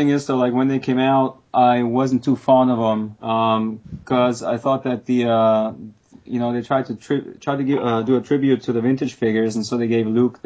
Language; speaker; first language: English; non-native, fluent; German